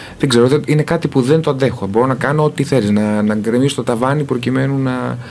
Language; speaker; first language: Greek; early bilingual, heritage; Greek